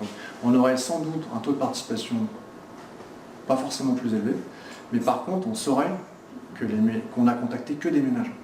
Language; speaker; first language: French; native; French